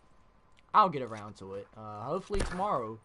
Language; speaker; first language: English; native; English